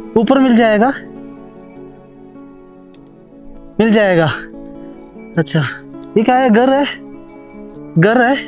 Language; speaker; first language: Hindi; non-native, local second language; Malayalam